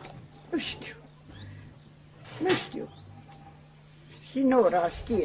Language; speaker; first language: Romanian; non-native, local second language; Hungarian